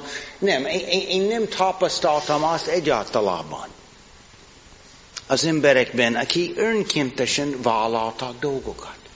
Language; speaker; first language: Hungarian; non-native, fluent; English